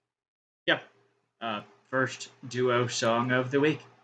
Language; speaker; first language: English; native; English